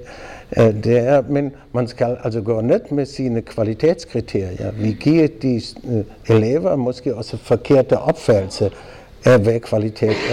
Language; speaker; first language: Danish; non-native, fluent; German